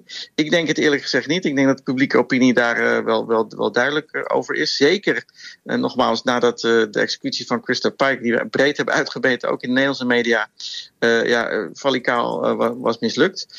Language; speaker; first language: Dutch; native; Dutch